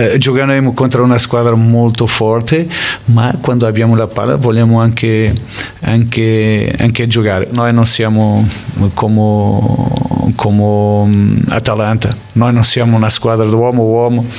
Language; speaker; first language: Italian; non-native, fluent; Portuguese